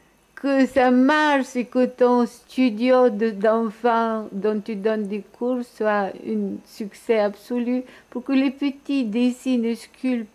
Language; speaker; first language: French; non-native, local second language; Russian